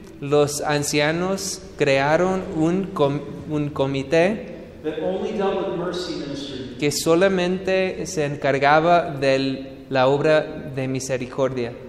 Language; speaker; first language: Spanish; non-native, fluent; English